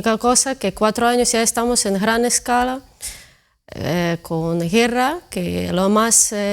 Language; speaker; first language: Spanish; non-native, fluent; Ukrainian